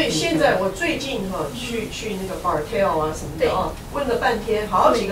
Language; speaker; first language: Chinese; native; Chinese